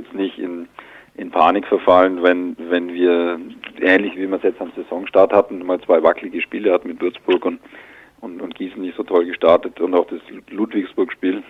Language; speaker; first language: German; native; German